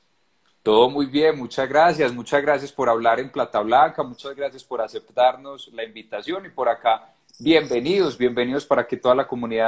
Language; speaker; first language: Spanish; native; Spanish